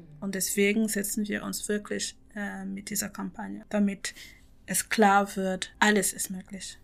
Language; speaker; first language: German; non-native, fluent; French